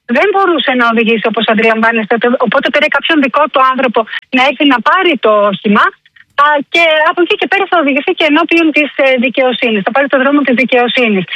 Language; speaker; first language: Greek; native; Greek